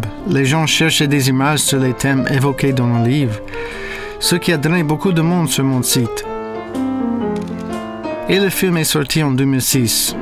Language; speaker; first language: French; non-native, fluent; English